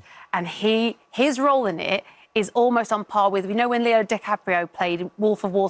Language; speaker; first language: English; native; English